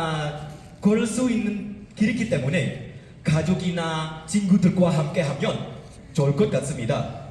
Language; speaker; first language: Korean; non-native, fluent; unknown